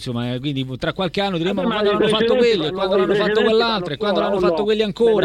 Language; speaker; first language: Italian; native; Italian